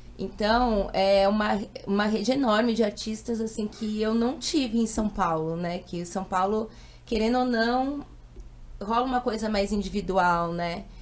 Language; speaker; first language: Portuguese; native; Portuguese